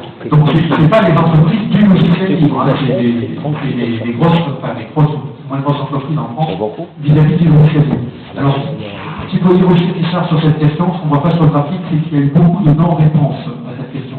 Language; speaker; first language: French; native; French